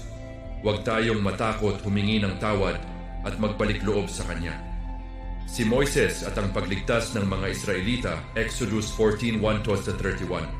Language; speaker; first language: Filipino; native; Filipino